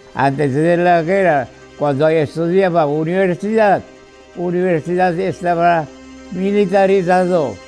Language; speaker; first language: Spanish; non-native, fluent; Georgian